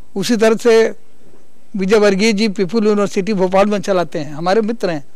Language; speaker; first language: Hindi; native; Hindi